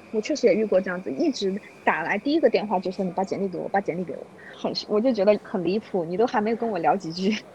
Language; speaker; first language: Chinese; native; Chinese